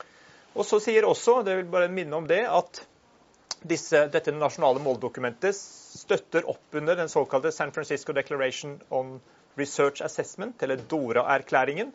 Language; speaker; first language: Norwegian; native; Norwegian